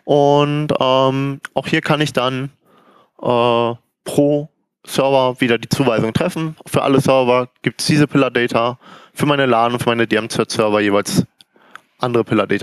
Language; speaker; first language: German; native; German